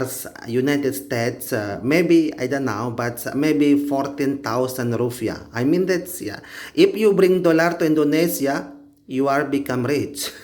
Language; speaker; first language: English; non-native, learner; Indonesian